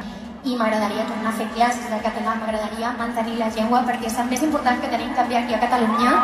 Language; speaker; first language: Catalan; non-native, local second language; Spanish